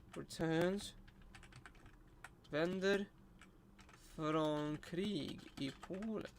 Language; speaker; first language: Swedish; non-native, learner; Russian